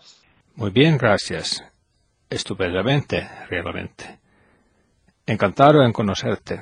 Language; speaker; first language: Spanish; non-native, fluent; Finnish